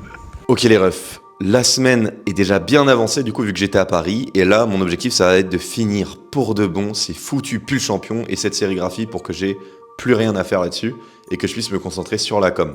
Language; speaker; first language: French; native; French